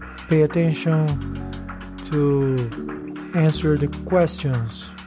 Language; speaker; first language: English; non-native, fluent; Portuguese